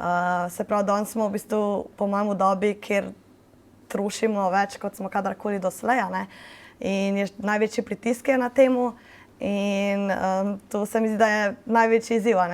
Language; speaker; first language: Slovenian; native; Slovenian